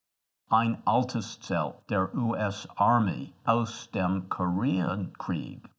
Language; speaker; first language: German; non-native, fluent; English